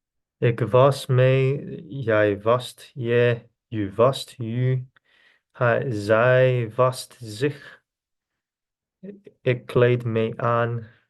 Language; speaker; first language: Dutch; non-native, learner; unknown